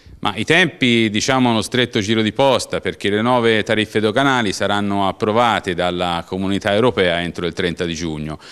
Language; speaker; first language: Italian; native; Italian